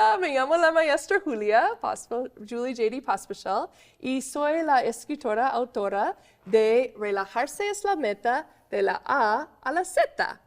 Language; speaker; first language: Spanish; non-native, fluent; English